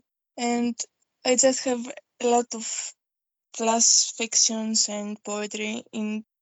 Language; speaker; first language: English; non-native, fluent; Greek